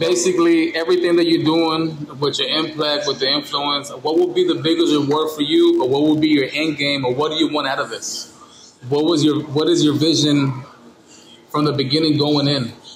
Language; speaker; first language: English; early bilingual, other home language; Spanish